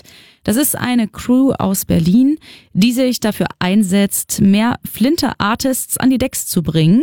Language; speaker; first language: German; native; German